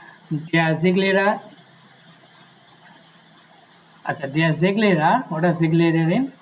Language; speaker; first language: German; non-native, fluent; Bangla